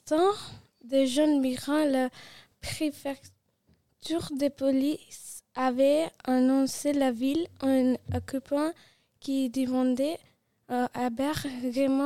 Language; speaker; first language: French; non-native, learner; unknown